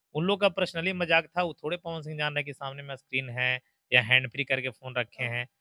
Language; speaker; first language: Hindi; native; Hindi